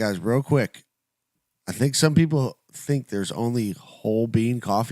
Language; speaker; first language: English; native; English